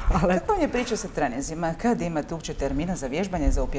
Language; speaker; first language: Croatian; native; Croatian